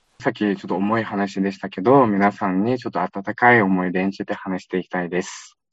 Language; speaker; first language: Japanese; non-native, fluent; Uyghur